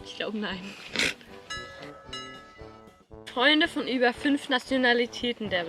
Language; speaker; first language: German; non-native, fluent; Swedish